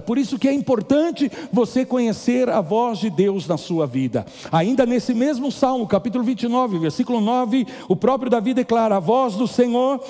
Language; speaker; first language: Portuguese; native; Portuguese